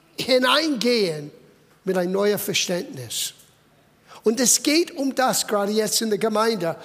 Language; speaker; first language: German; non-native, fluent; English